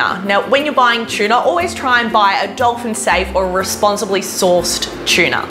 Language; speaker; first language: English; native; English